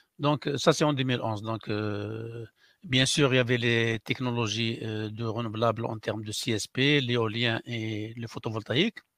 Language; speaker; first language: French; non-native, local second language; Arabic